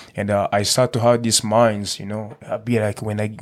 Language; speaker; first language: English; early bilingual, other home language; Kinyarwanda